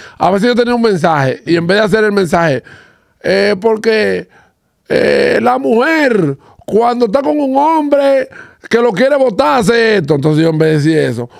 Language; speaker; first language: Spanish; native; Spanish